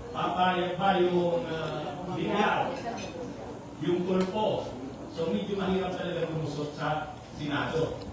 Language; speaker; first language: Filipino; non-native, local second language; Bikol